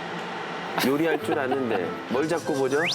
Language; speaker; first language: Korean; native; Korean